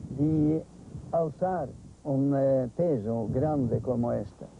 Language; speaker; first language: Spanish; non-native, fluent; Norwegian